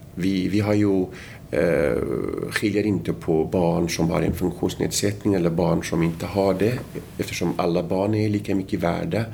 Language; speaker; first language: Swedish; non-native, fluent; Arabic